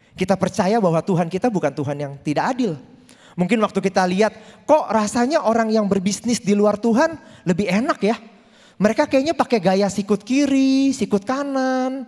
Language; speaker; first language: Indonesian; native; Indonesian